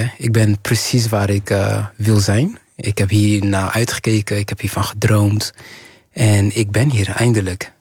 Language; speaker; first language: Dutch; early bilingual, other home language; Kinyarwanda